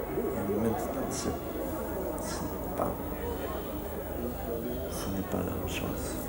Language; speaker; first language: French; non-native, fluent; Polish